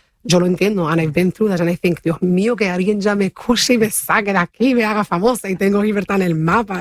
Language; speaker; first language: Spanish; early bilingual, heritage; Spanish